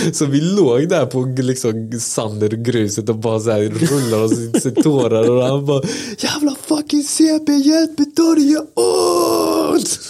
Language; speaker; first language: Swedish; early bilingual, other home language; Spanish